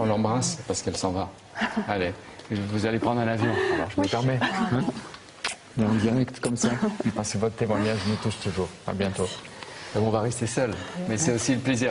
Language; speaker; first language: French; native; French